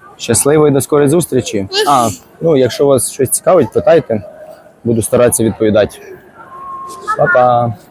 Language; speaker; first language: Ukrainian; native; Ukrainian